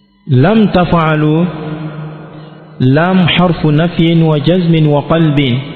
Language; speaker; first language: Arabic; non-native, fluent; Swahili